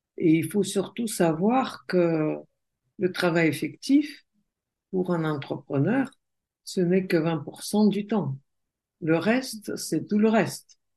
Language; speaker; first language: French; non-native, fluent; Russian